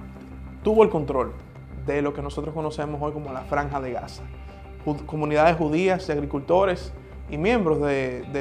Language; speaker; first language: Spanish; native; Spanish